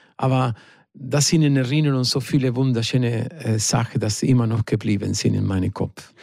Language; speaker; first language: German; non-native, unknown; Spanish